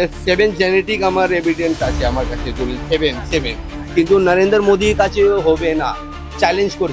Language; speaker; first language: Bangla; non-native, local second language; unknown